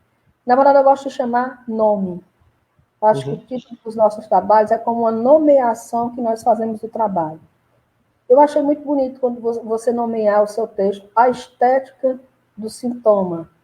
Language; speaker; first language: Portuguese; native; Portuguese